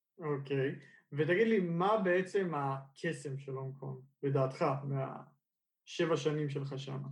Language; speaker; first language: Hebrew; native; Hebrew